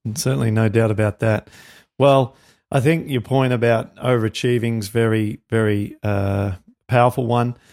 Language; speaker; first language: English; native; English